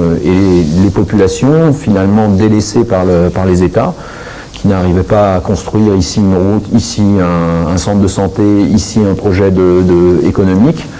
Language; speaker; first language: French; native; French